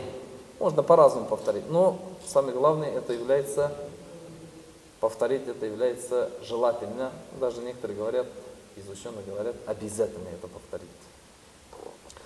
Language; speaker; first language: Russian; non-native, fluent; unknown